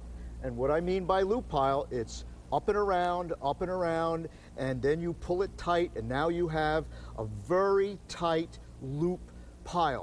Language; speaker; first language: English; native; English